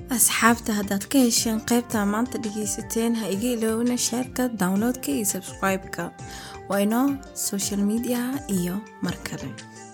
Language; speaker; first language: Somali; early bilingual, heritage; Somali